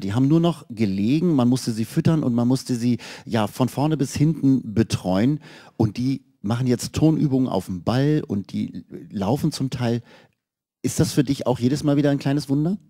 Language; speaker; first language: German; native; German